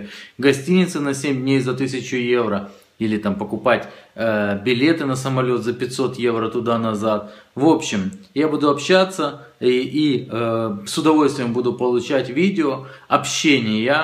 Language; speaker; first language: Russian; native; Russian